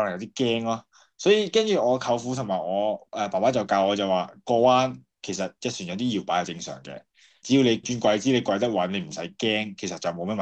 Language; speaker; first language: Cantonese; native; Cantonese